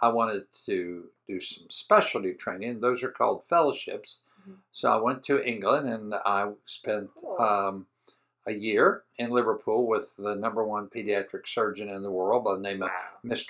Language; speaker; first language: English; native; English